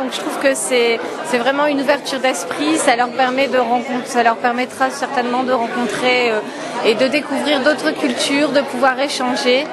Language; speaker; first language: French; native; French